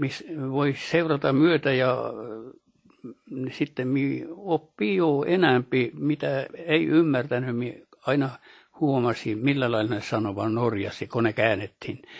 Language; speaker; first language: Finnish; early bilingual, heritage; Norwegian